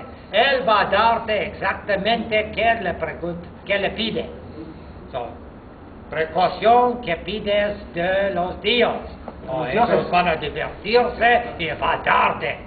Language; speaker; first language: Spanish; non-native, fluent; English